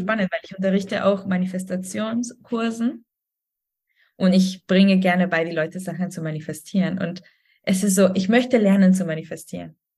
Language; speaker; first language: German; non-native, fluent; Spanish